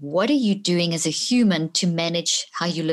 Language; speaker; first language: English; native; English